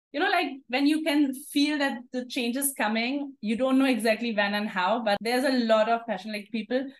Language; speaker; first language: English; non-native, fluent; German